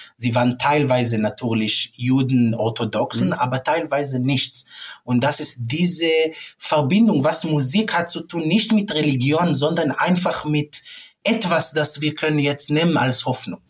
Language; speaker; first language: German; non-native, fluent; Hebrew